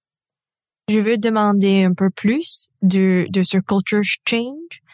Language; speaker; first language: French; non-native, local second language; English